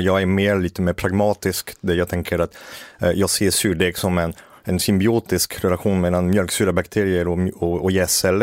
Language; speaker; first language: Swedish; native; Swedish